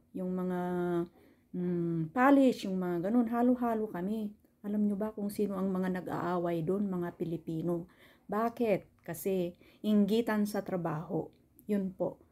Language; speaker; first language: Filipino; non-native, local second language; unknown